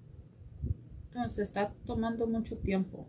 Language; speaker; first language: Spanish; early bilingual, heritage; Spanish